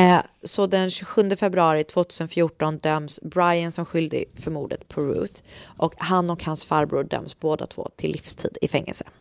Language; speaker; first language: Swedish; native; Swedish